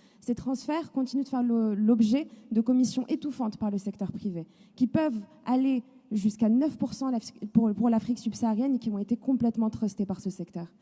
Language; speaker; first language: French; non-native, local second language; Arabic